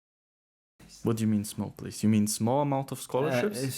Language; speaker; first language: English; non-native, fluent; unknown